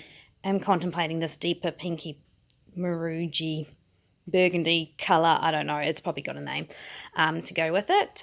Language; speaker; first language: English; native; English